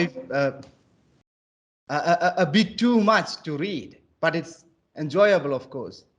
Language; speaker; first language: English; non-native, local second language; Malayalam